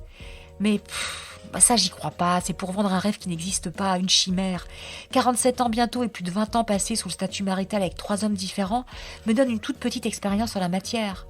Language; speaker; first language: French; native; French